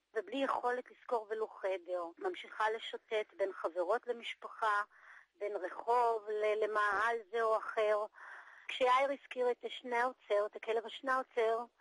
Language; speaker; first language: Hebrew; early bilingual, other home language; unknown